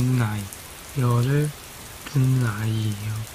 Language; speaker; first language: Korean; non-native, learner; Chinese